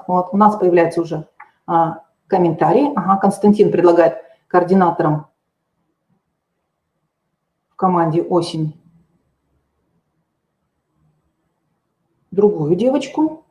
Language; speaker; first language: Russian; native; Russian